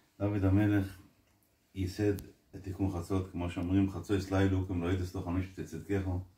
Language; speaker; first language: Hebrew; non-native, local second language; Yiddish